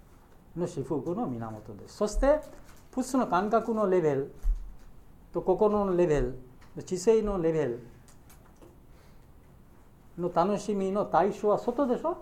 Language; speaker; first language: Japanese; non-native, learner; Bangla